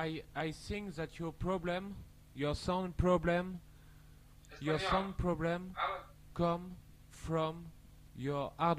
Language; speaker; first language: English; non-native, learner; French